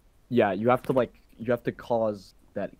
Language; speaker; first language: English; native; English